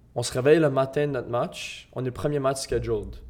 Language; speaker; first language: French; native; French